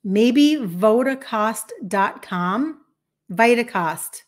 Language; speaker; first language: English; native; English